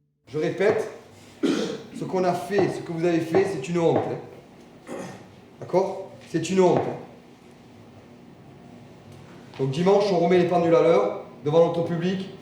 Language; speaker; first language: French; native; French